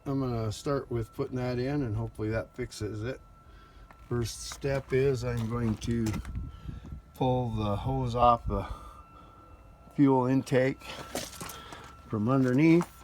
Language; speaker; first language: English; native; English